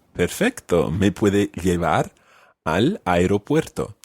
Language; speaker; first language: Spanish; non-native, fluent; English